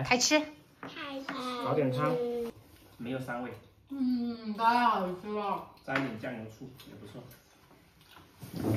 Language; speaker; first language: Chinese; native; Chinese